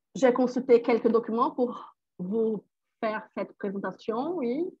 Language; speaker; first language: French; non-native, fluent; Portuguese